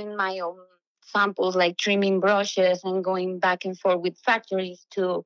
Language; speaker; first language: English; non-native, fluent; Spanish